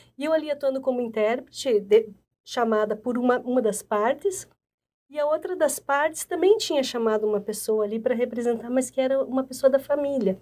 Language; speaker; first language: Portuguese; native; Portuguese